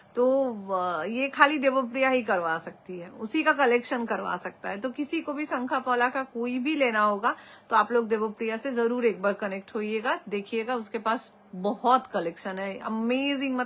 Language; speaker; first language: Hindi; non-native, local second language; Bangla